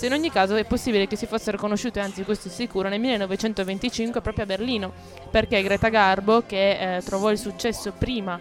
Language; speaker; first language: Italian; native; Italian